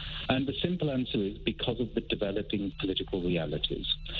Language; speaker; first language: English; non-native, local second language; Urdu